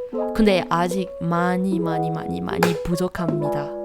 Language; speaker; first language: Korean; non-native, learner; Malagasy